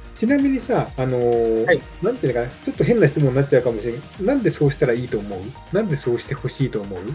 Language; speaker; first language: Japanese; native; Japanese